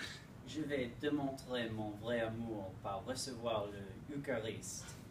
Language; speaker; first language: French; non-native, learner; English